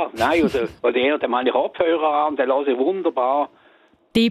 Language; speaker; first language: Swiss German; native; Swiss German